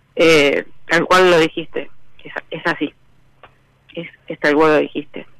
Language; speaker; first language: Spanish; native; Spanish